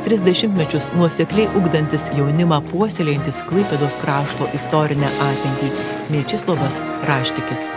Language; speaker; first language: Lithuanian; native; Lithuanian